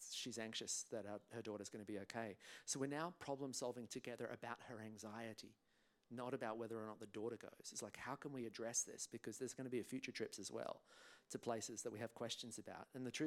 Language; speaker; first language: English; native; English